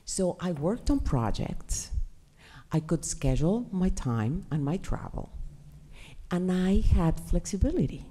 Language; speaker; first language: English; non-native, fluent; Spanish